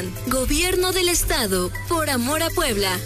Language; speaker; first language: Spanish; native; Spanish